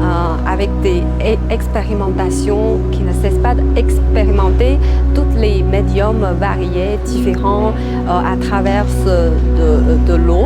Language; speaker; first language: French; non-native, fluent; Chinese